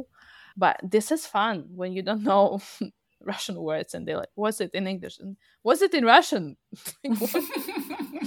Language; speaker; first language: English; non-native, fluent; Russian